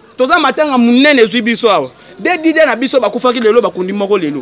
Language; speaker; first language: Lingala; native; Lingala